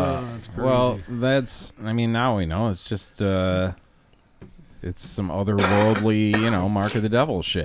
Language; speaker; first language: English; native; English